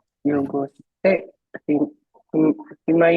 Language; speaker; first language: Japanese; non-native, learner; Indonesian